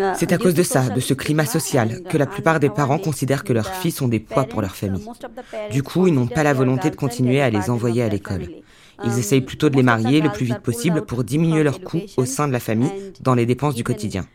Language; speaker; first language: French; non-native, fluent; Bangla